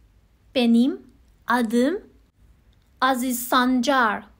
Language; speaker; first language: Turkish; non-native, fluent; Persian